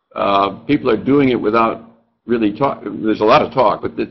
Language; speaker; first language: English; native; English